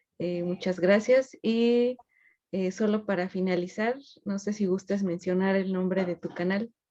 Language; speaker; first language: Spanish; native; Spanish